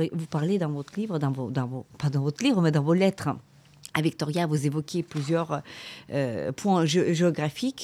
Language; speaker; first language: French; non-native, fluent; Ukrainian